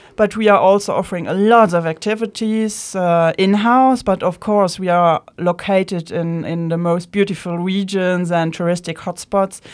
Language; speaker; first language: English; non-native, fluent; Luxembourgish